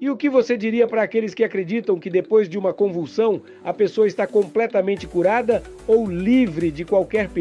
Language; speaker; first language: Portuguese; native; Portuguese